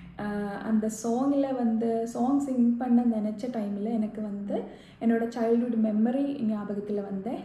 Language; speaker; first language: Tamil; non-native, learner; Malayalam